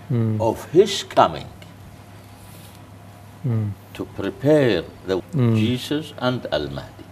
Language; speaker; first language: English; non-native, fluent; Arabic